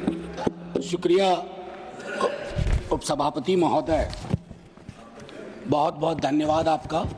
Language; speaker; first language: Hindi; native; Hindi